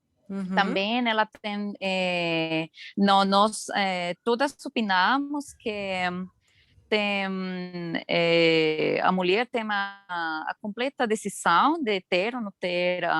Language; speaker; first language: Portuguese; non-native, learner; Spanish